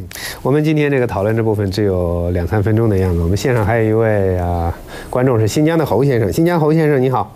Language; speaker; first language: Chinese; native; Chinese